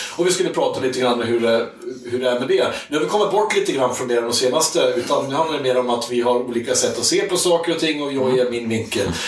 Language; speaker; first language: Swedish; native; Swedish